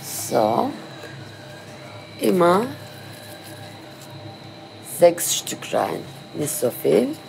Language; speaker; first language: German; non-native, learner; Turkish